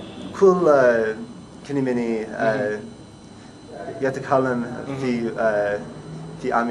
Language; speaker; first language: Arabic; non-native, learner; English